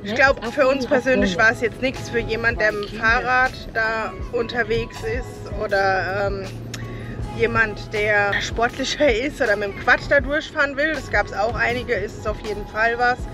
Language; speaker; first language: German; native; German